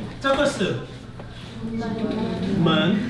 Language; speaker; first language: Chinese; non-native, fluent; Korean